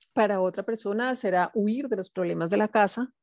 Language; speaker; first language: Spanish; native; Spanish